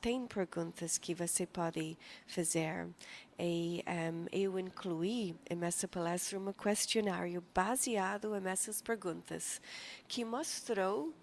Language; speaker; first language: Portuguese; non-native, fluent; English